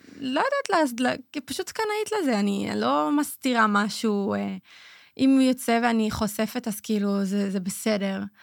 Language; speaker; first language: Hebrew; native; Hebrew